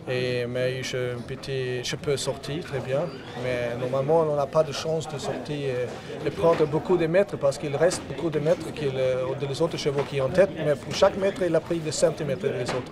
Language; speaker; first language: French; non-native, learner; Swedish